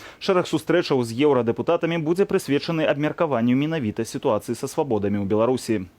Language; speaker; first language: Belarusian; native; Belarusian